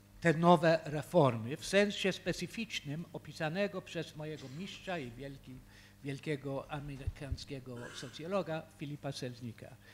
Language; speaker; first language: Polish; early bilingual, heritage; Polish